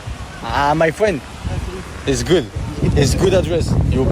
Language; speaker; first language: English; non-native, learner; French